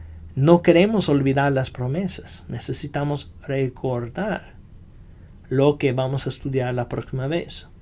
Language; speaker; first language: Spanish; non-native, fluent; English